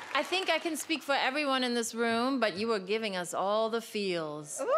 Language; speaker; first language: English; native; English